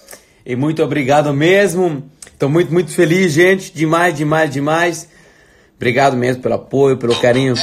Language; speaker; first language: Portuguese; native; Portuguese